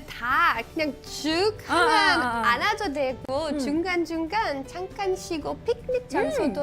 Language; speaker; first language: Korean; non-native, learner; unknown